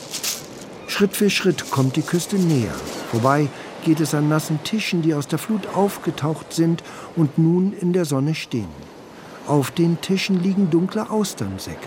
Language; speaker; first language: German; native; German